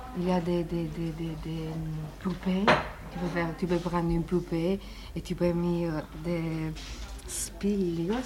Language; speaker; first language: French; non-native, learner; Italian